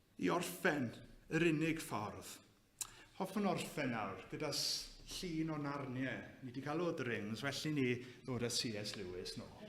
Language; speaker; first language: Welsh; native; Welsh